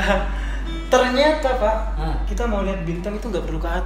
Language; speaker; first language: Indonesian; native; Indonesian